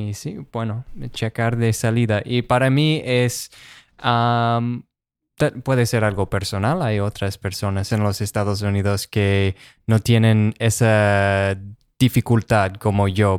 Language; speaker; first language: Spanish; non-native, fluent; English